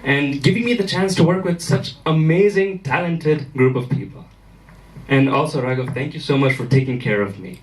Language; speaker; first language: Kannada; early bilingual, other home language; German